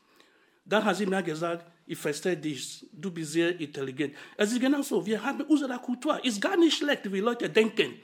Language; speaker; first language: German; non-native, fluent; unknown